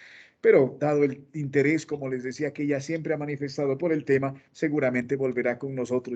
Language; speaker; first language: Spanish; native; Spanish